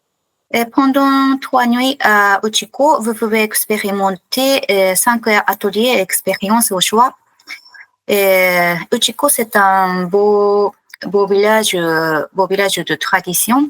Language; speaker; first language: French; non-native, fluent; Japanese